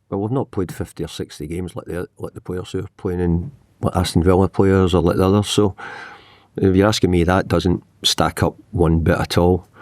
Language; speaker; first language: English; native; English